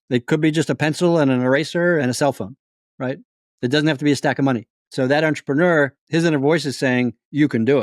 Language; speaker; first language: English; native; English